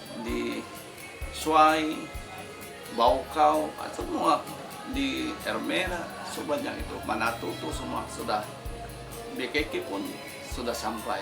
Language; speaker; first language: Indonesian; non-native, local second language; Tetum